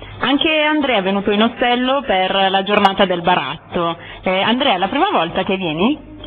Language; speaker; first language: Italian; native; Italian